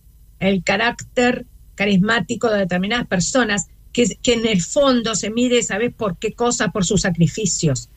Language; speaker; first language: Spanish; native; Spanish